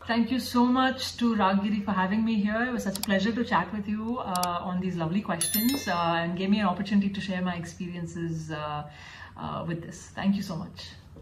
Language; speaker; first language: English; early bilingual, other home language; Tamil